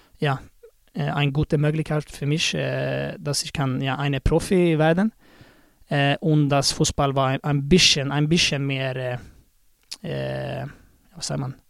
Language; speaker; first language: German; non-native, learner; Swedish